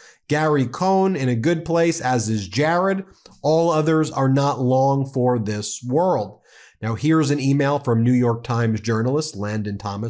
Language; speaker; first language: English; native; English